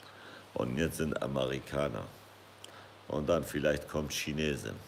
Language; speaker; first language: German; non-native, fluent; Kurdish